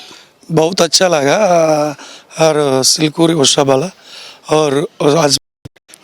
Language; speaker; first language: Hindi; non-native, local second language; Telugu